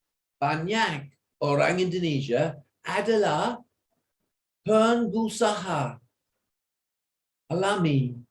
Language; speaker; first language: Indonesian; non-native, fluent; English